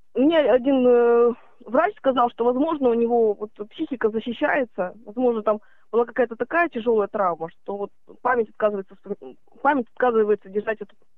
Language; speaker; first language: Russian; native; Russian